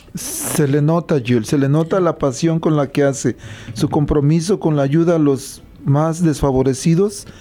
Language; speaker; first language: Spanish; native; Spanish